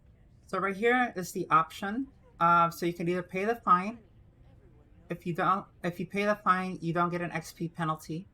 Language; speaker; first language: English; native; English